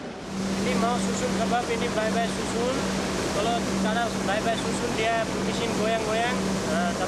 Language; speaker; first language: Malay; non-native, learner; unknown